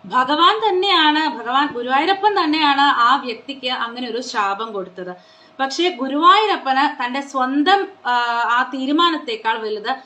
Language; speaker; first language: Malayalam; non-native, local second language; Konkani